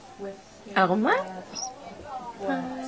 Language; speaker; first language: Spanish; non-native, learner; English